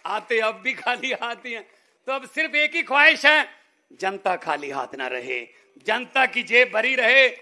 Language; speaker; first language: Hindi; non-native, local second language; Punjabi